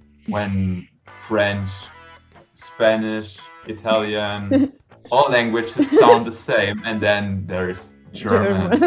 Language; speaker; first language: English; non-native, fluent; German